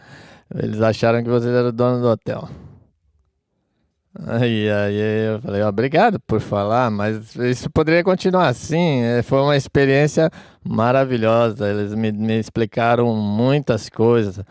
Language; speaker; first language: Portuguese; non-native, fluent; English